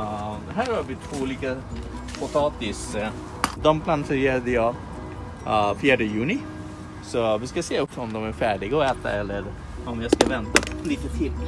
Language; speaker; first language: Swedish; non-native, fluent; Bangla